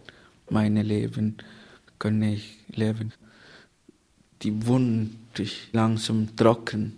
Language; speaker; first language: German; non-native, learner; Tamil